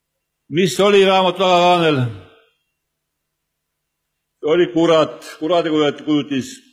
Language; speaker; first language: Estonian; native; Estonian